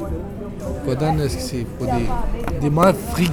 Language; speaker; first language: Danish; non-native, learner; Kurdish